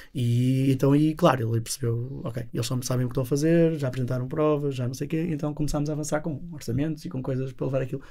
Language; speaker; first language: Portuguese; native; Portuguese